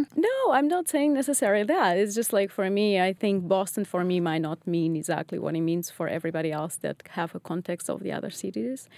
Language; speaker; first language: English; non-native, fluent; Portuguese